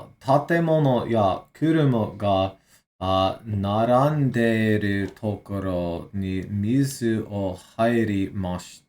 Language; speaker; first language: Japanese; non-native, learner; English